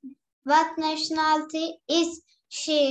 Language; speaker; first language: English; non-native, learner; Turkish